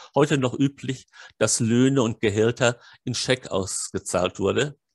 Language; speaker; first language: German; native; German